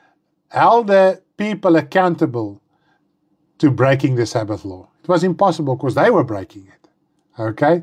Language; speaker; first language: English; non-native, local second language; Afrikaans